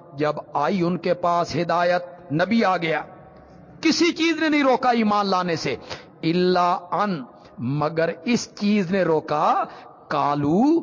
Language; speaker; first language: Urdu; non-native, local second language; Punjabi